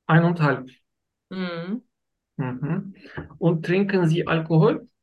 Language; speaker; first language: German; non-native, learner; Turkish